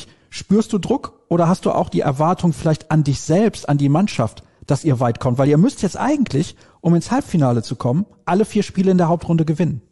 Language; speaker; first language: German; native; German